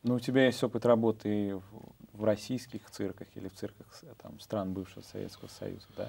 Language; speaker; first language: Russian; native; Russian